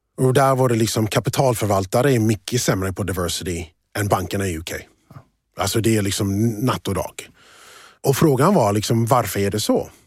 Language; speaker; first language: Swedish; early bilingual, other home language; English